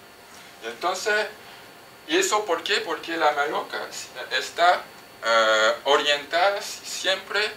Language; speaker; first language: Spanish; non-native, fluent; French